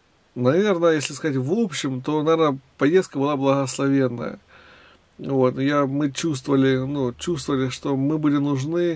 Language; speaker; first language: Russian; native; Russian